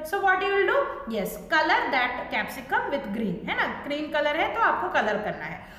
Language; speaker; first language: Hindi; native; Hindi